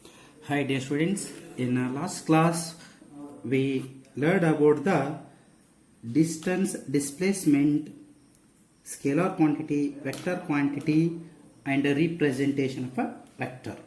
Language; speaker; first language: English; non-native, local second language; Kannada